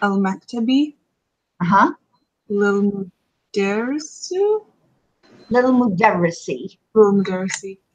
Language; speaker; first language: Arabic; non-native, learner; English